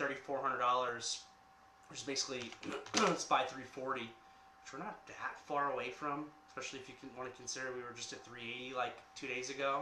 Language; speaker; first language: English; native; English